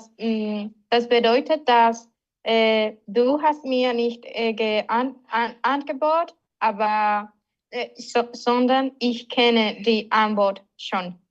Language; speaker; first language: German; non-native, learner; Spanish